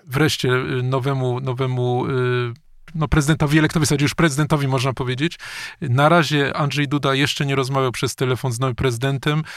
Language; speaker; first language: Polish; native; Polish